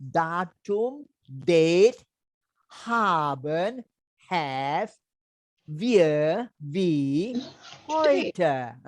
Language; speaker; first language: German; non-native, learner; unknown